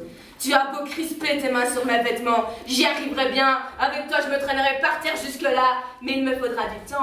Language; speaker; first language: French; native; French